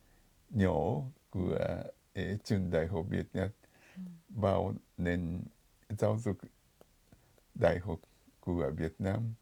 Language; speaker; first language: Vietnamese; non-native, fluent; Japanese